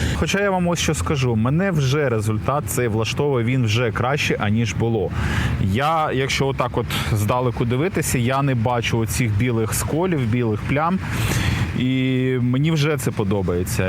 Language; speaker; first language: Ukrainian; native; Ukrainian